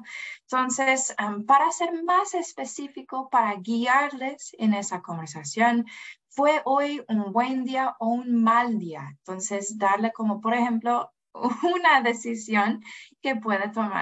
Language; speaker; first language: Spanish; non-native, fluent; English